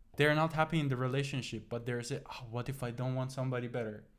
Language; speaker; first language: English; non-native, fluent; Persian